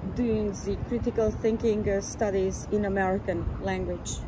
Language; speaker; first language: English; non-native, fluent; Romanian